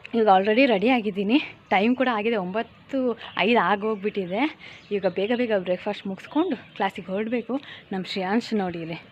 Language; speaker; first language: Kannada; non-native, local second language; Malayalam